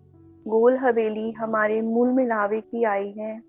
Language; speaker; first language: Hindi; native; Hindi